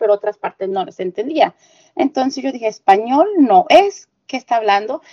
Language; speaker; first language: Spanish; native; Spanish